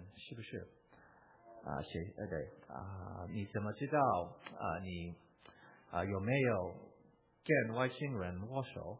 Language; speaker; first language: Chinese; non-native, fluent; English